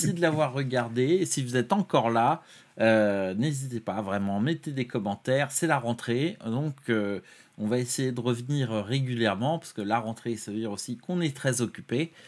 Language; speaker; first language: French; native; French